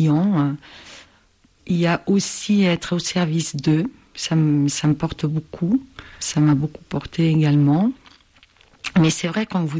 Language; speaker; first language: French; non-native, fluent; Spanish